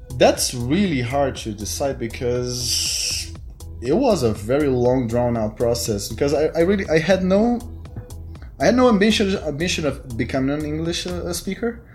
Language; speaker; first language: English; non-native, fluent; Portuguese